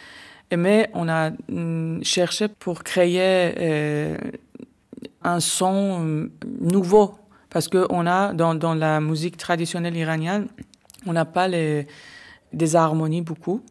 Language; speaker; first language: French; non-native, learner; Persian